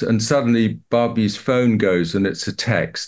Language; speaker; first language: English; native; English